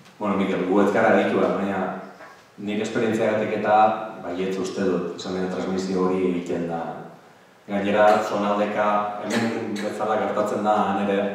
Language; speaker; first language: Basque; non-native, learner; Catalan